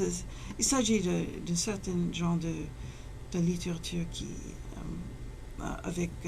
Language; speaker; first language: French; non-native, fluent; English